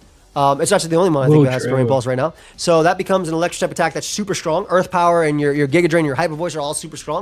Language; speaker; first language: English; native; English